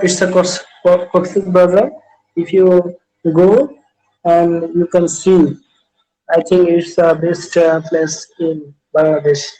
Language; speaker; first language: English; non-native, learner; Bangla